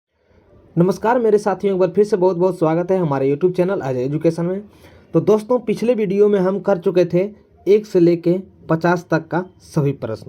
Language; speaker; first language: Hindi; native; Hindi